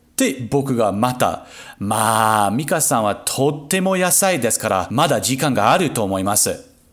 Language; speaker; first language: Japanese; non-native, fluent; English